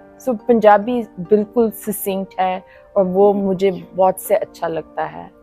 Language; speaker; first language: Hindi; early bilingual, heritage; Hindi